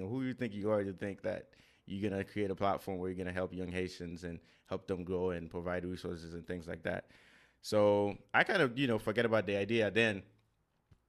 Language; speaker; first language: English; non-native, fluent; Haitian Creole